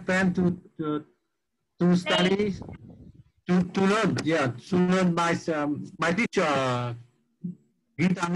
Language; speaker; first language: English; non-native, learner; Vietnamese